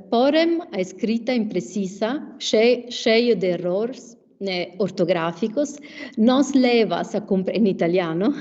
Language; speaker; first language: Portuguese; non-native, fluent; Italian